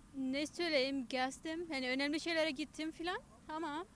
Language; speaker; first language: Turkish; non-native, fluent; Indonesian